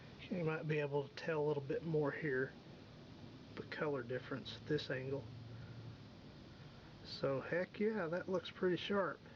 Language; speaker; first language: English; native; English